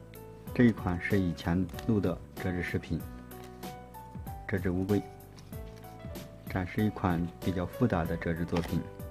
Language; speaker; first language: Chinese; native; Chinese